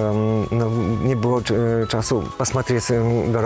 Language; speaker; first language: Russian; non-native, learner; Polish